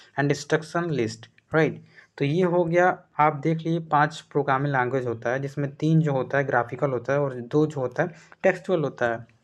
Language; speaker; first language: Hindi; native; Hindi